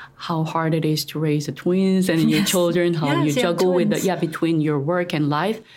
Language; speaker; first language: English; non-native, fluent; Korean